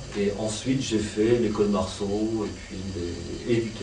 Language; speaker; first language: French; native; French